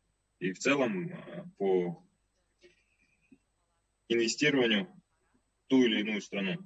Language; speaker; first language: Russian; native; Russian